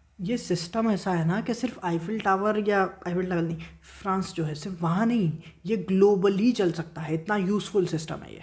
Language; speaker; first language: Urdu; native; Urdu